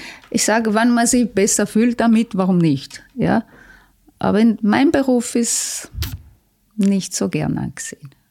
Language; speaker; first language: German; non-native, fluent; Italian